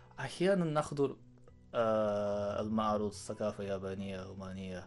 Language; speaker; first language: Arabic; non-native, learner; Japanese